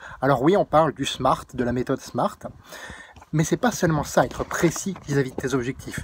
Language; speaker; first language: French; native; French